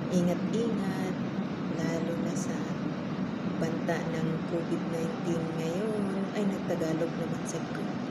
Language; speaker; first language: Filipino; non-native, local second language; Cebuano